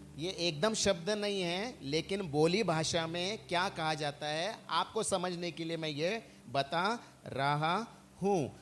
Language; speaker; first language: Hindi; non-native, local second language; Marathi